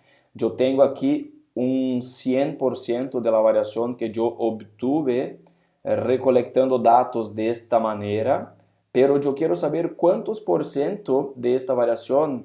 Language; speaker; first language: Spanish; non-native, fluent; Portuguese